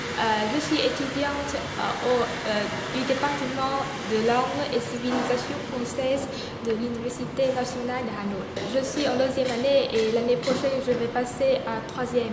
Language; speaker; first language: French; non-native, learner; Vietnamese